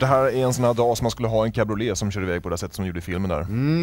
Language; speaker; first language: Swedish; native; Swedish